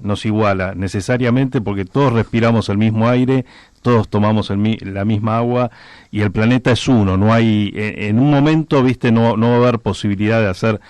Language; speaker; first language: Spanish; native; Spanish